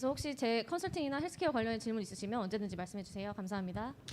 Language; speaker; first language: Korean; native; Korean